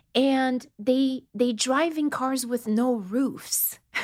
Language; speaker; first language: English; non-native, fluent; Romanian